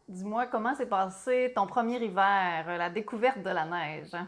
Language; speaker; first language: French; native; French